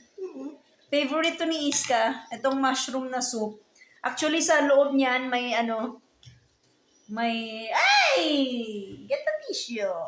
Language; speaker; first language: Filipino; native; Filipino